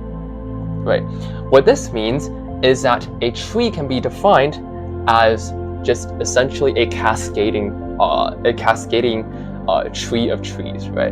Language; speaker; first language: English; native; English